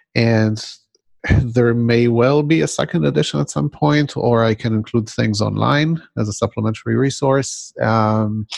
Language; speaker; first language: English; non-native, fluent; Hebrew